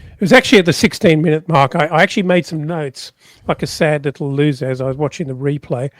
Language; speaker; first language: English; native; English